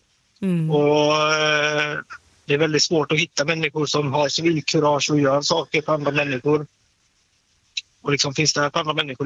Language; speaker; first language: Swedish; native; Swedish